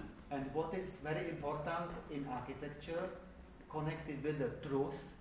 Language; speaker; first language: English; non-native, fluent; Czech